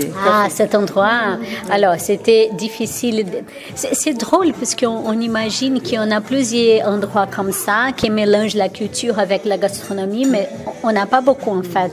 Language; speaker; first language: French; non-native, fluent; Portuguese